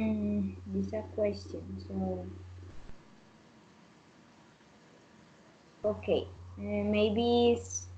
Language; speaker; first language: English; non-native, learner; Spanish